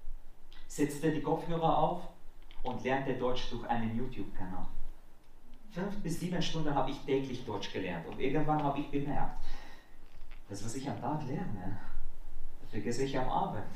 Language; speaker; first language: German; non-native, fluent; Arabic